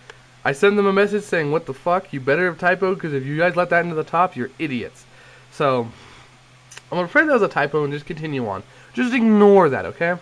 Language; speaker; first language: English; native; English